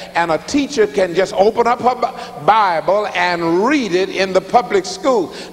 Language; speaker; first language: English; native; English